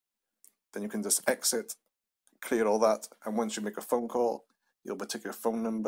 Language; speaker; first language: English; native; English